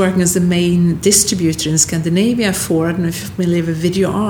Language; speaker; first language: English; non-native, fluent; Swedish